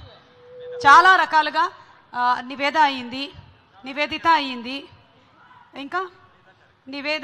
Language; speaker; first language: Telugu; native; Telugu